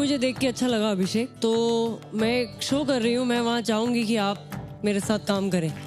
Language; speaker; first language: Hindi; native; Hindi